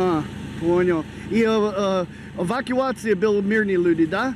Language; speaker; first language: Russian; non-native, learner; English